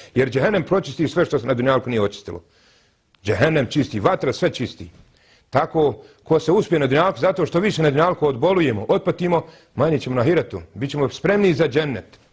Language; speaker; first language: Bosnian; native; Bosnian